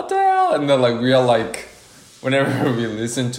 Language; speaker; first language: English; non-native, fluent; Korean